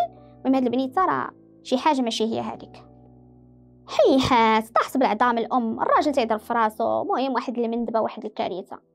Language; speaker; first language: Arabic; native; Arabic